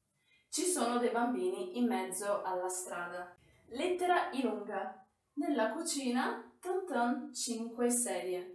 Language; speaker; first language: Italian; non-native, fluent; Portuguese